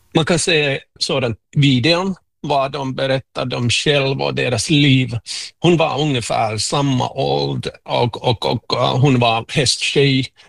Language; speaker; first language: Swedish; non-native, local second language; Finnish